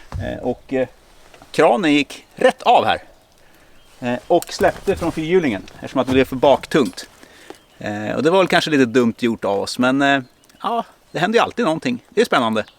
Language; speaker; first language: Swedish; native; Swedish